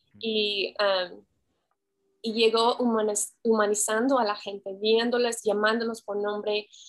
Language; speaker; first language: Spanish; non-native, fluent; English